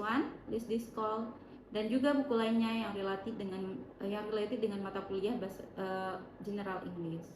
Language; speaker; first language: Indonesian; native; Indonesian